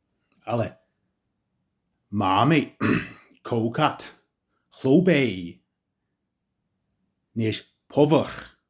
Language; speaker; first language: Czech; non-native, learner; English